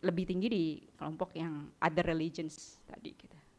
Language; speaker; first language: Indonesian; native; Indonesian